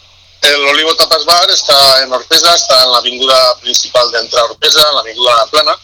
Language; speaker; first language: Spanish; non-native, local second language; Catalan